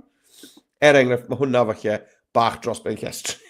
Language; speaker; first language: Welsh; native; Welsh